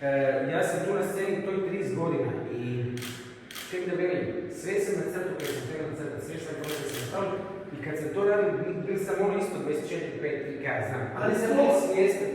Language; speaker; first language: Croatian; native; Croatian